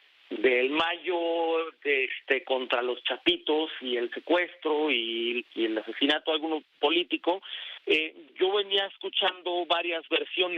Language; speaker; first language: Spanish; native; Spanish